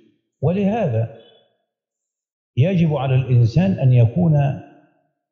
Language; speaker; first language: Arabic; native; Arabic